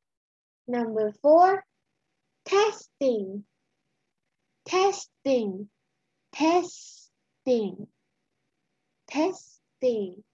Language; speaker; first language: English; non-native, fluent; Lao